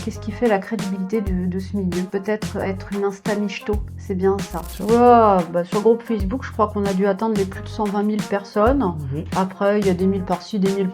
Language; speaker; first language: French; native; French